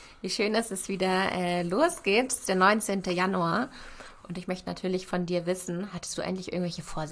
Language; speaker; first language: German; native; German